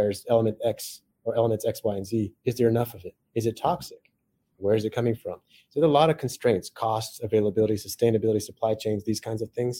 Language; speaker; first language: English; native; English